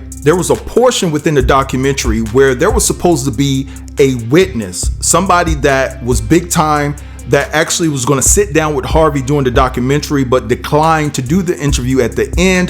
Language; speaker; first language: English; native; English